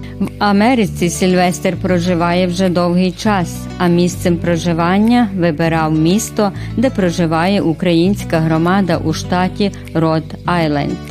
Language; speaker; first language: Ukrainian; early bilingual, heritage; Ukrainian